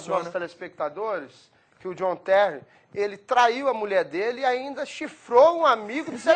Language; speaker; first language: Portuguese; native; Portuguese